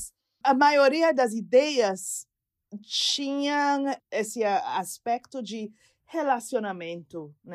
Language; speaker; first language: Portuguese; non-native, fluent; English